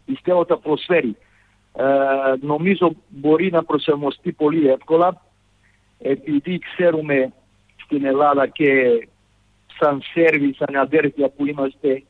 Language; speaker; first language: Greek; non-native, fluent; Serbian